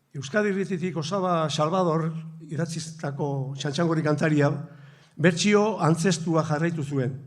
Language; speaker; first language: Basque; native; Basque